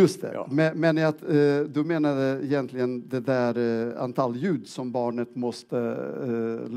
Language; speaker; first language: Swedish; non-native, fluent; Portuguese